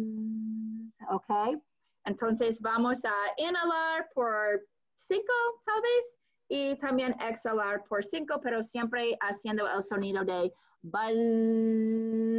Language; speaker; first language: Spanish; non-native, fluent; English